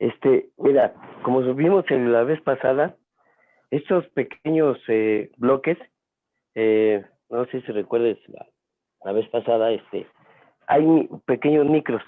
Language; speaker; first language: Spanish; native; Spanish